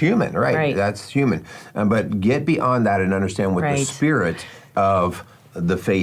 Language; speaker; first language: English; native; English